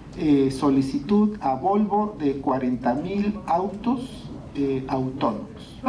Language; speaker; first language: Spanish; native; Spanish